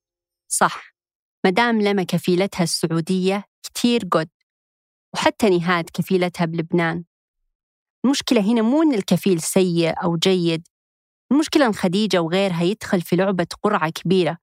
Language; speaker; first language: Arabic; native; Arabic